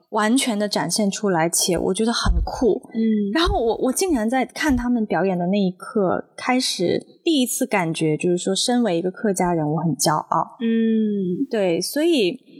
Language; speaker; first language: Chinese; native; Chinese